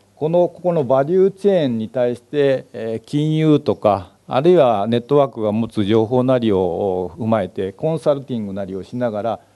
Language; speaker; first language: Japanese; native; Japanese